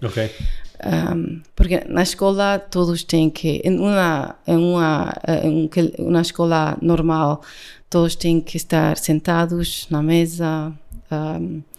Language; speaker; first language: Portuguese; non-native, learner; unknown